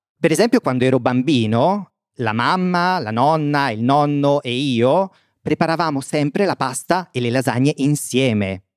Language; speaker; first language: Italian; native; Italian